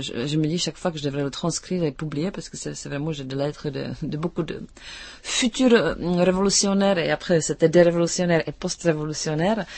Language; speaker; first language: French; non-native, fluent; Czech